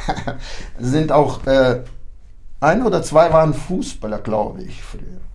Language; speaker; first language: German; early bilingual, heritage; German